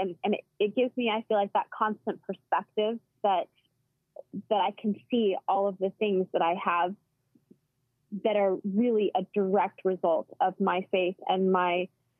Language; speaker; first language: English; native; English